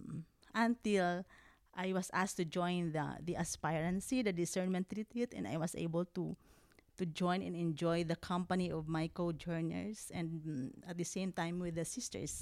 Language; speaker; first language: English; non-native, local second language; Hiligaynon